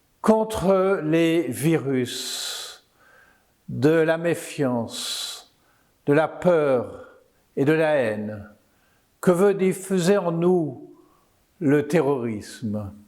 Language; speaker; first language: French; native; French